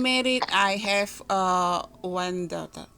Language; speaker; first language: English; non-native, learner; Indonesian